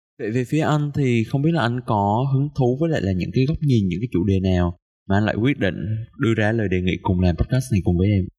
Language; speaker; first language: Vietnamese; native; Vietnamese